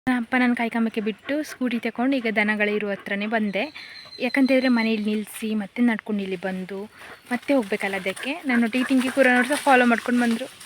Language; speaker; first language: Kannada; native; Kannada